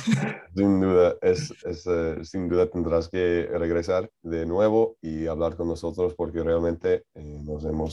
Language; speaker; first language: Spanish; non-native, learner; English